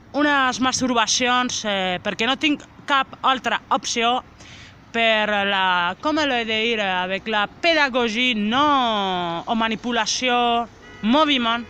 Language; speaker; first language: Catalan; non-native, local second language; Spanish